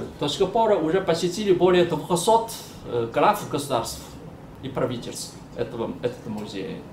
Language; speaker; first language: Russian; non-native, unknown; Chinese